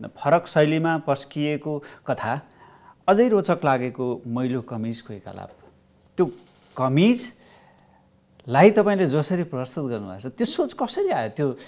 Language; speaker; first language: Nepali; native; Nepali